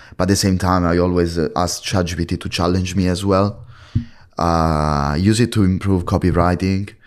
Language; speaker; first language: English; non-native, fluent; Italian